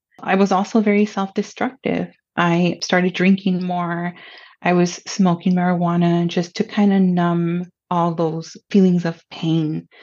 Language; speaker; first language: English; early bilingual, other home language; Spanish